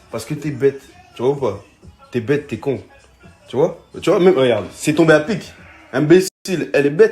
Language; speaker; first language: French; native; French